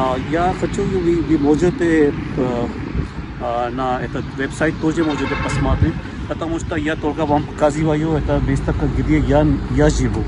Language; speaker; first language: Russian; non-native, learner; Urdu